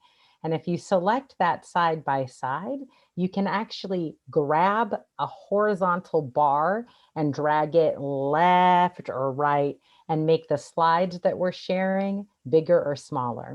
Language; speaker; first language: English; native; English